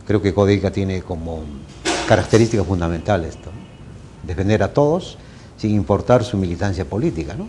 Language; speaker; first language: Spanish; native; Spanish